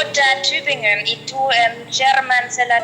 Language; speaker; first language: Indonesian; non-native, fluent; German